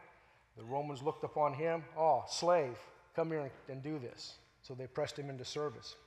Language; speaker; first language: English; native; English